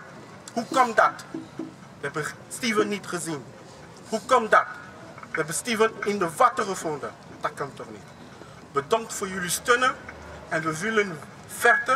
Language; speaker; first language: Dutch; non-native, learner; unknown